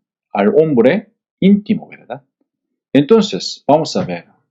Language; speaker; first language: Spanish; non-native, fluent; Korean